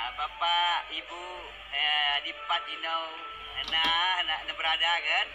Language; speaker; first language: Indonesian; non-native, local second language; Achinese